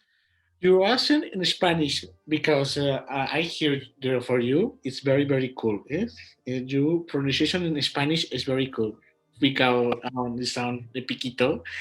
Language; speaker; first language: English; non-native, learner; Spanish